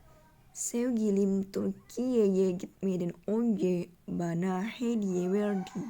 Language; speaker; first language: Turkish; non-native, learner; Indonesian